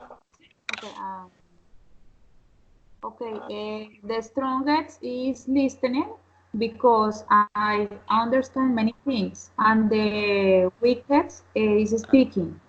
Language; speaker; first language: English; non-native, learner; Spanish